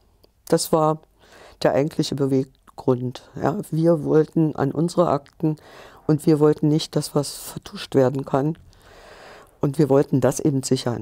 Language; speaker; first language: German; native; German